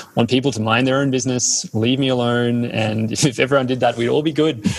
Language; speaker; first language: English; native; English